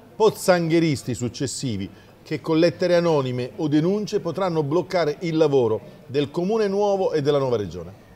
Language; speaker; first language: Italian; native; Italian